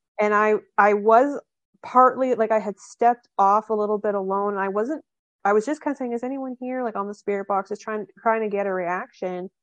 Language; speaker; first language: English; native; English